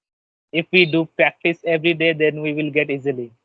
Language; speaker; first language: English; non-native, learner; Bangla